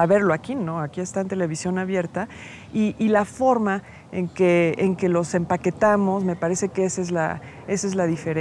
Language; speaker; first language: Spanish; native; Spanish